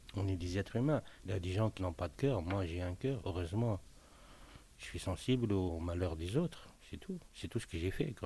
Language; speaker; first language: French; non-native, local second language; Arabic